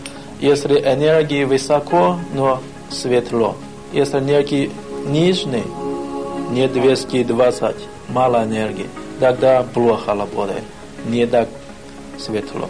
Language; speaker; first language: Russian; non-native, learner; Chinese